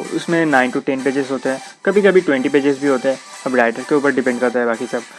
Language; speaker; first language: Hindi; non-native, local second language; Bangla